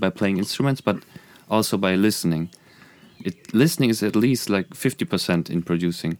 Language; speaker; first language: English; non-native, fluent; German